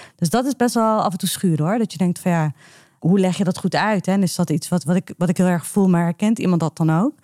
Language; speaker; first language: Dutch; early bilingual, other home language; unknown